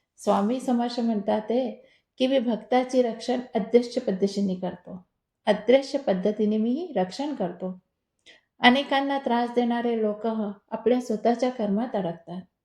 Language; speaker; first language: Marathi; non-native, local second language; Hindi